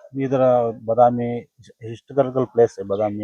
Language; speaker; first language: Hindi; non-native, local second language; Kannada